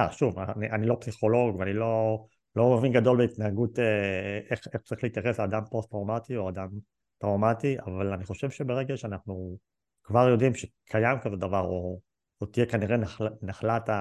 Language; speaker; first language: Hebrew; native; Hebrew